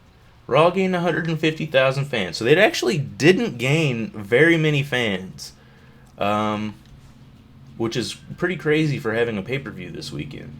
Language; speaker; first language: English; native; English